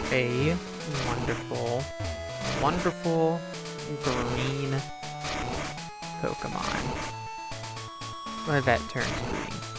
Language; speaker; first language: English; native; English